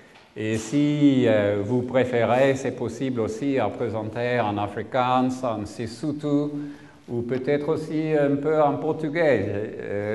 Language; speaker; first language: French; non-native, learner; English